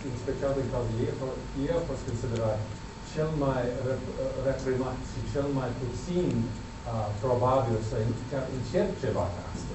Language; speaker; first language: Romanian; non-native, learner; English